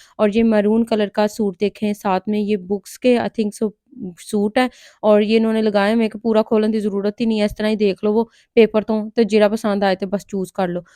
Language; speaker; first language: Urdu; non-native, local second language; Punjabi